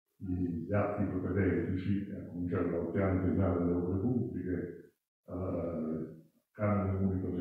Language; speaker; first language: Italian; native; Italian